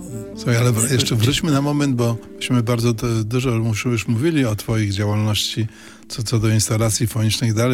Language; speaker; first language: Polish; native; Polish